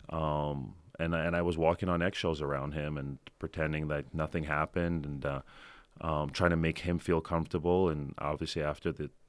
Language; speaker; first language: English; early bilingual, other home language; Ukrainian